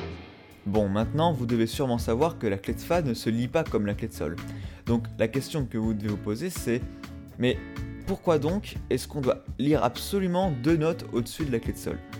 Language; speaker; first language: French; native; French